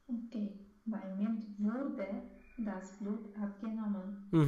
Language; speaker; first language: German; non-native, learner; Romanian